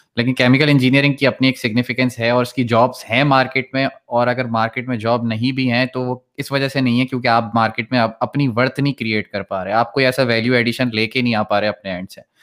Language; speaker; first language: Urdu; native; Urdu